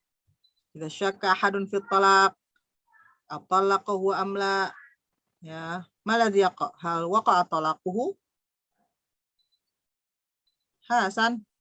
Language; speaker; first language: Arabic; non-native, fluent; Indonesian